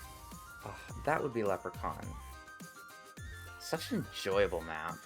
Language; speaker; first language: English; native; English